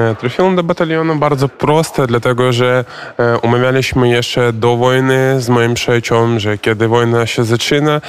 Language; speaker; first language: Polish; non-native, learner; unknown